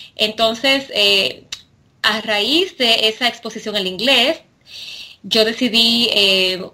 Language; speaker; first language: Spanish; native; Spanish